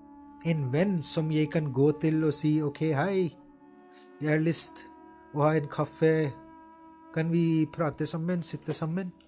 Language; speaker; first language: Norwegian; non-native, fluent; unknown